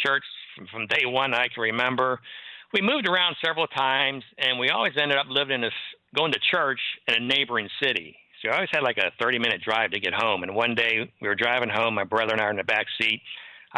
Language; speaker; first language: English; native; English